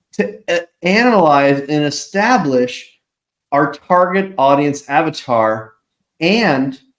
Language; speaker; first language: English; native; English